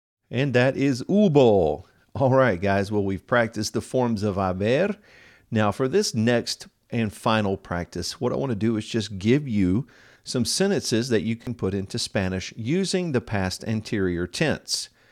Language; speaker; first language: English; native; English